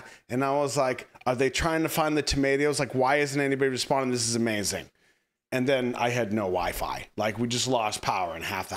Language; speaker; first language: English; native; English